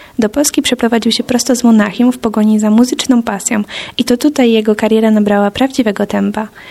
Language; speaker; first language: Polish; native; Polish